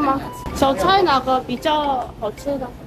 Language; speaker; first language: Chinese; non-native, learner; Korean